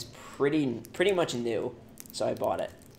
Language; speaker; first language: English; native; English